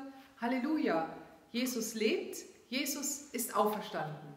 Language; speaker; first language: German; native; German